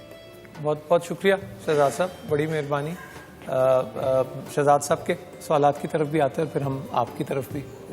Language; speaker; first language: Urdu; native; Urdu